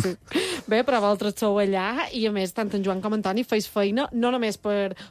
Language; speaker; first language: Catalan; native; Catalan